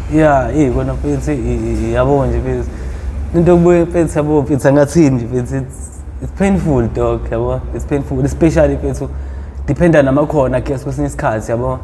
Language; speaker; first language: Zulu; native; Zulu